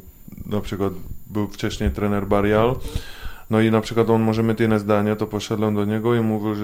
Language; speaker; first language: Polish; non-native, fluent; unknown